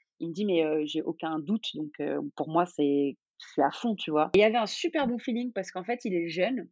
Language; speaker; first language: French; non-native, local second language; Arabic